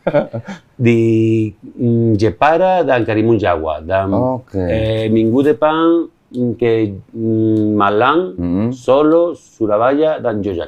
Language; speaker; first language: Indonesian; non-native, learner; Spanish